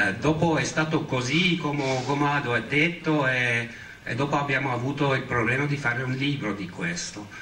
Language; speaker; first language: Italian; non-native, learner; Swiss German